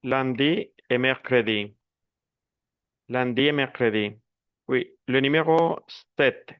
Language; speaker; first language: French; non-native, fluent; Spanish